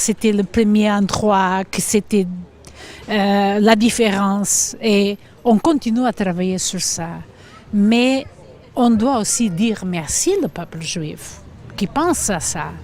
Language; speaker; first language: French; non-native, fluent; Portuguese